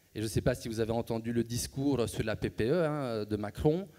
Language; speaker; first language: French; native; French